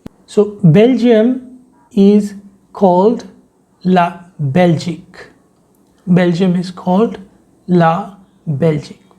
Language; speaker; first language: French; non-native, fluent; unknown